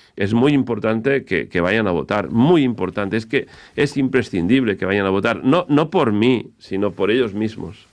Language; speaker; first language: Spanish; native; Spanish